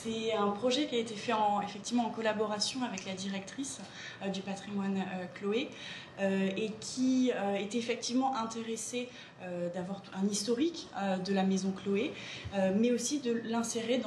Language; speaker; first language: French; native; French